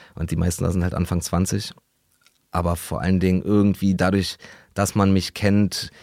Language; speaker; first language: German; native; German